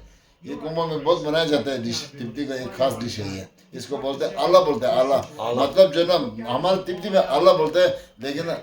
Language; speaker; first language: Hindi; non-native, local second language; Tibetan